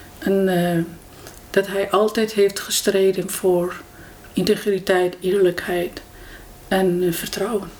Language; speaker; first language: Dutch; non-native, fluent; Persian